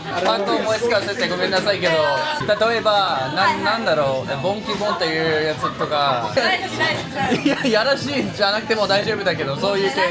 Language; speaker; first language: Japanese; native; Japanese